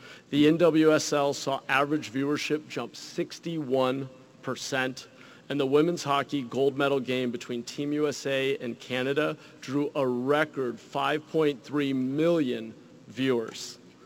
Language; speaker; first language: English; native; English